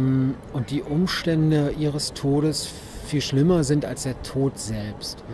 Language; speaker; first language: German; native; German